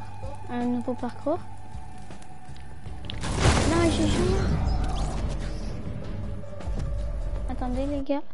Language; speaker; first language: French; native; French